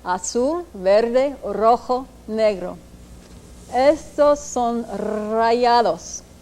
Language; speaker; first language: Spanish; non-native, learner; English